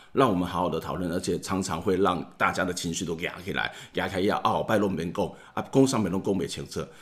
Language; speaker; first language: Chinese; native; Chinese